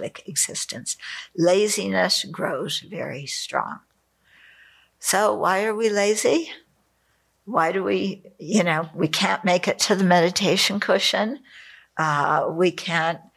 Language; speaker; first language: English; native; English